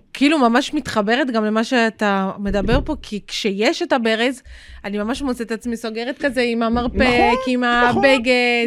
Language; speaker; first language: Hebrew; native; Hebrew